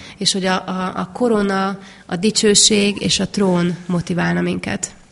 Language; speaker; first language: Hungarian; native; Hungarian